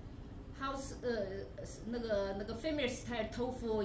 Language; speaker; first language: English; non-native, learner; Chinese